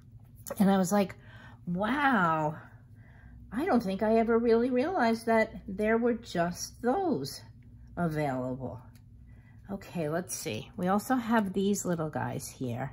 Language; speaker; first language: English; native; English